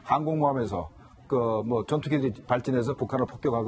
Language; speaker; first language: Korean; native; Korean